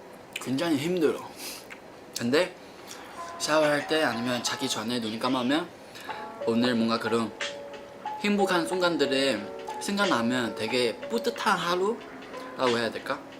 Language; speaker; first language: Korean; non-native, learner; Chinese